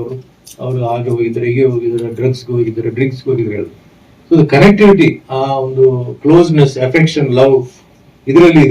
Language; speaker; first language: Kannada; non-native, fluent; Tulu